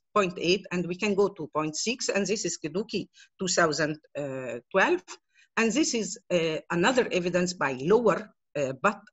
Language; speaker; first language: English; non-native, fluent; Arabic